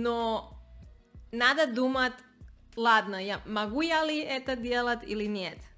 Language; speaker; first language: Russian; non-native, learner; Spanish